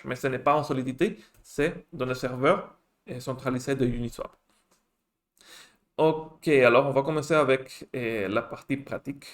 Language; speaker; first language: French; non-native, fluent; Spanish